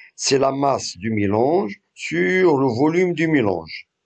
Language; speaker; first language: French; non-native, local second language; Arabic